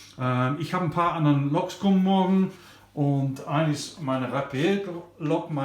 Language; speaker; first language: German; non-native, learner; English